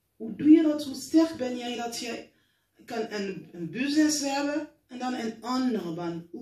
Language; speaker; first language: Dutch; non-native, learner; French